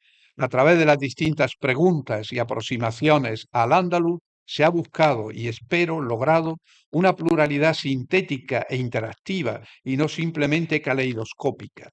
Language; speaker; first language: Spanish; native; Spanish